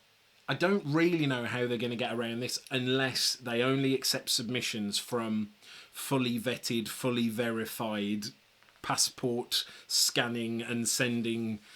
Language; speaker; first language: English; native; English